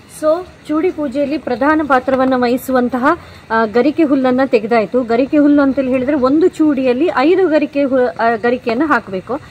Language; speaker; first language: Kannada; non-native, local second language; Konkani